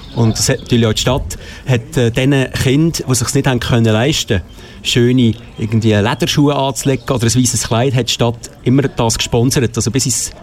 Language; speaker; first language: German; native; German